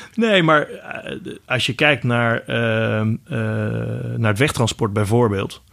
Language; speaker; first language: Dutch; native; Dutch